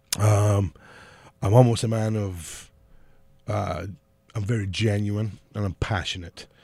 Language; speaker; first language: English; native; English